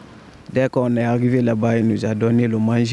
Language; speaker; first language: French; non-native, fluent; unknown